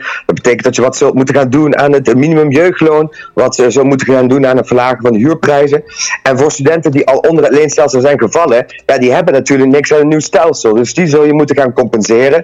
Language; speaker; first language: Dutch; native; Dutch